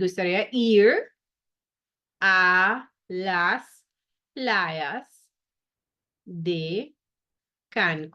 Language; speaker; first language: Spanish; non-native, fluent; English